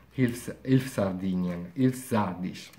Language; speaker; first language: German; non-native, fluent; Italian